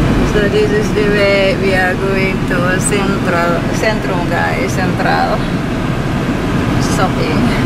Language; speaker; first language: English; non-native, learner; Indonesian